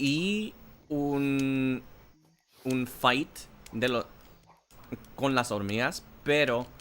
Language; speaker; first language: Spanish; non-native, learner; English